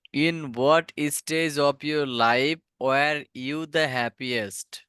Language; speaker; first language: English; non-native, fluent; Bangla